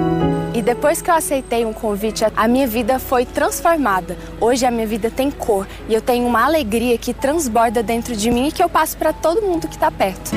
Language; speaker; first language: Portuguese; early bilingual, other home language; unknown